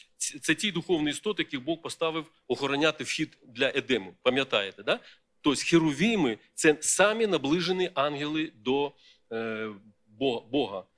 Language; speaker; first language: Ukrainian; non-native, local second language; Russian